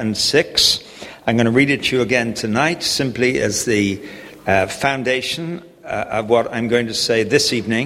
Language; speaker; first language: English; native; English